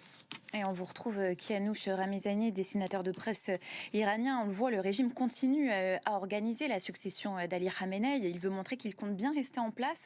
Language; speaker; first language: French; native; French